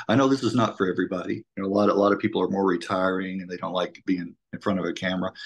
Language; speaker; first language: English; native; English